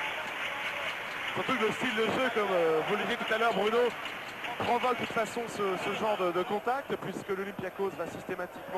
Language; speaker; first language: French; native; French